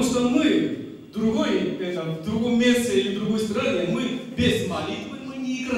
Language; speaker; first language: Russian; non-native, learner; Korean